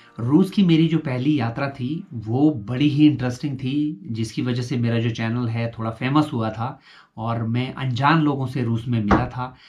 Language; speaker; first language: Hindi; native; Hindi